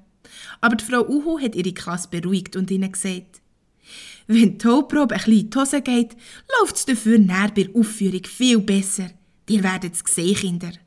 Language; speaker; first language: German; native; German